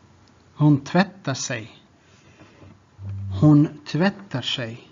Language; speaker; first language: Swedish; non-native, fluent; Tigrinya